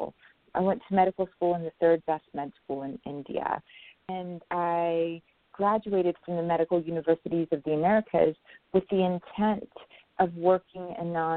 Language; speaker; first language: English; non-native, local second language; Urdu